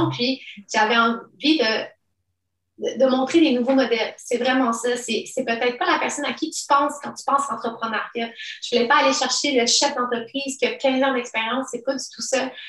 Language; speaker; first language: French; early bilingual, other home language; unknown